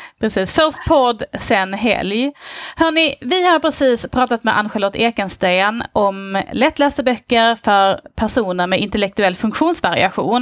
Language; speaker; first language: Swedish; native; Swedish